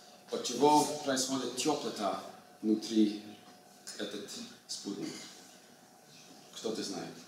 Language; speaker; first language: Russian; non-native, learner; English